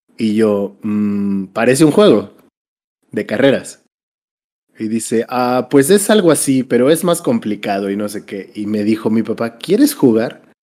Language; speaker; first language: Spanish; native; Spanish